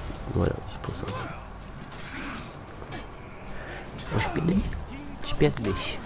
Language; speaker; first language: French; native; French